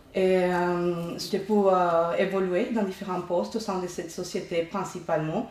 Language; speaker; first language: French; non-native, fluent; Spanish